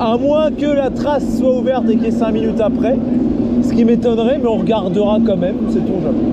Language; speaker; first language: French; native; French